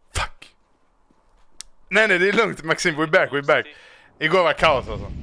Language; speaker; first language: Swedish; native; Swedish